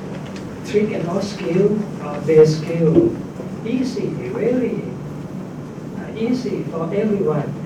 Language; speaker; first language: English; non-native, learner; Thai